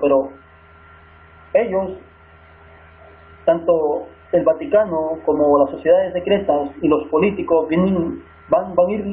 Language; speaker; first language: Spanish; native; Spanish